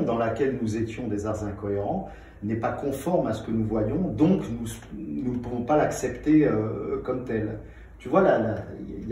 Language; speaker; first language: French; native; French